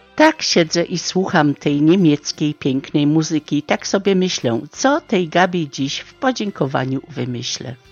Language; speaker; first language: Polish; native; Polish